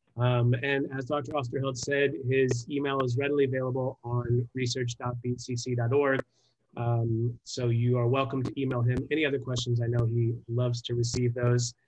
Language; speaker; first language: English; native; English